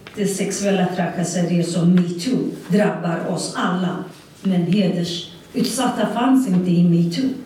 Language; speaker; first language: Swedish; non-native, fluent; Kurdish